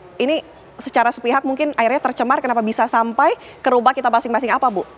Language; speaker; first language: Indonesian; native; Indonesian